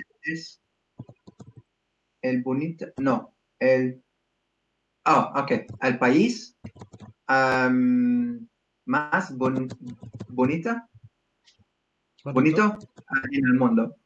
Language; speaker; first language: Spanish; non-native, learner; English